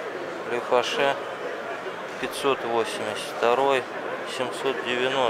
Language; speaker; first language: Russian; native; Russian